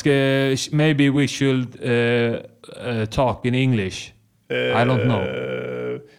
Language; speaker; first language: English; non-native, fluent; Swedish